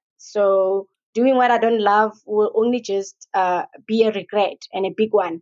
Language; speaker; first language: English; non-native, local second language; Tswana